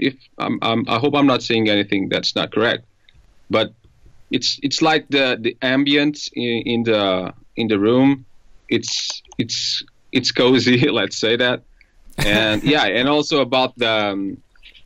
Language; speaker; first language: English; non-native, fluent; Portuguese